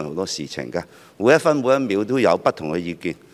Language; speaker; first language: Chinese; non-native, local second language; Cantonese